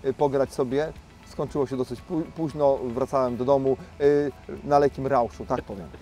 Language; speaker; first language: Polish; native; Polish